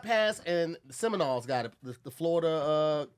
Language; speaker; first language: English; native; English